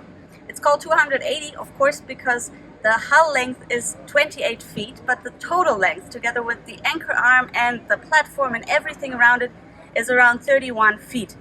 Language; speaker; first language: English; non-native, fluent; German